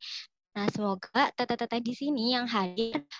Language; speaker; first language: Indonesian; native; Indonesian